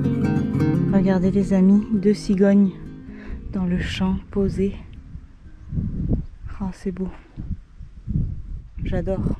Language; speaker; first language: French; native; French